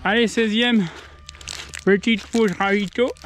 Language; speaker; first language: French; native; French